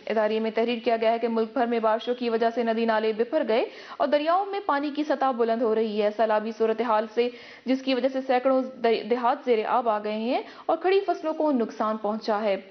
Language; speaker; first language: Urdu; native; Urdu